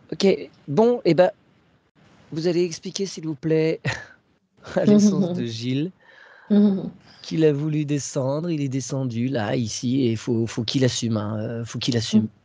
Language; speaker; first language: French; native; French